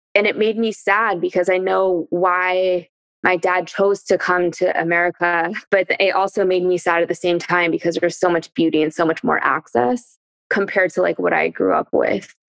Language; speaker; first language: English; native; English